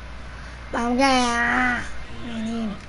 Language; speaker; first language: Portuguese; non-native, fluent; Italian